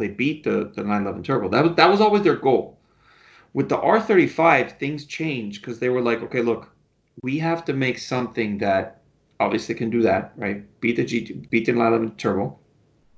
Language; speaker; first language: English; native; English